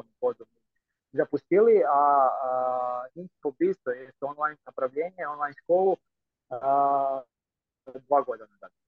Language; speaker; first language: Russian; non-native, fluent; Croatian